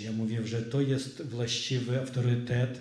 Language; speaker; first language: Polish; non-native, fluent; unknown